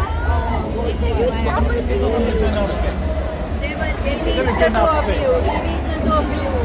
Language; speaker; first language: English; non-native, learner; Thai